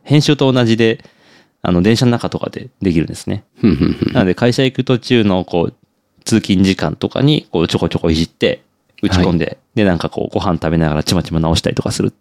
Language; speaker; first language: Japanese; native; Japanese